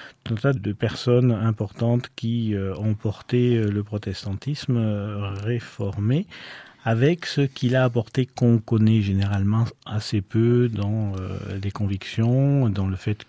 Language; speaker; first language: French; native; French